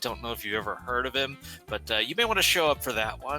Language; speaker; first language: English; native; English